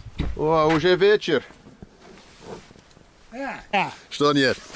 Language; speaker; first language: Russian; native; Russian